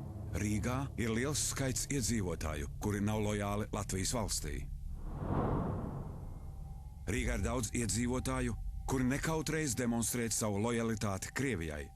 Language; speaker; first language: Latvian; native; Latvian